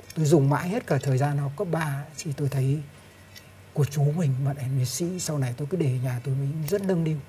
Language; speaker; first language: Vietnamese; native; Vietnamese